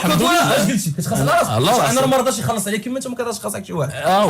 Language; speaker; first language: Arabic; native; Arabic